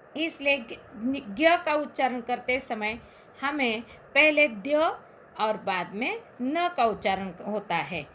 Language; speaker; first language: Hindi; non-native, local second language; Marathi